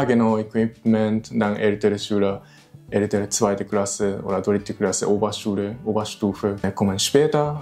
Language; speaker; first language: German; non-native, learner; Japanese